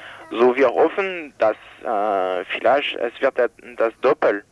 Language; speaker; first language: German; non-native, learner; French